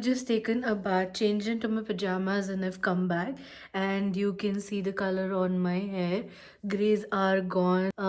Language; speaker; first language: English; non-native, local second language; Hindi